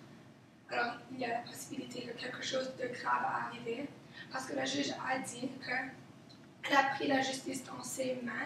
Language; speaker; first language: French; non-native, local second language; English